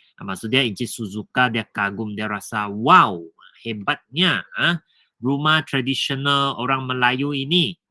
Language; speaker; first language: Malay; non-native, local second language; Chinese